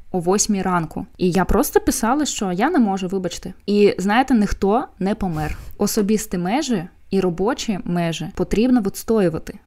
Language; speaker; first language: Ukrainian; non-native, local second language; Russian